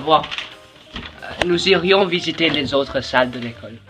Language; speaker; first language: French; non-native, learner; English